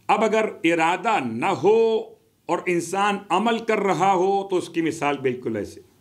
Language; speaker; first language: Urdu; native; Urdu